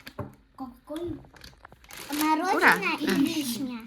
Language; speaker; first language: Russian; early bilingual, other home language; Armenian